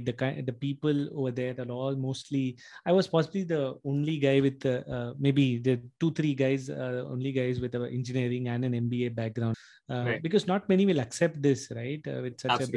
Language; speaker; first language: English; non-native, local second language; Tamil